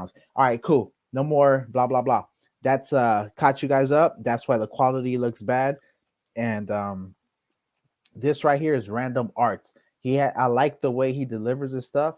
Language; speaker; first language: English; native; English